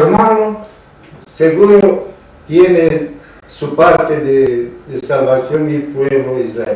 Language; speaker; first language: Spanish; non-native, learner; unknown